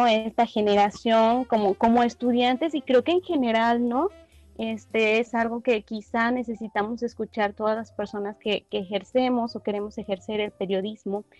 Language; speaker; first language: Spanish; native; Spanish